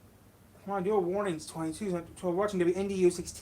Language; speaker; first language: English; native; English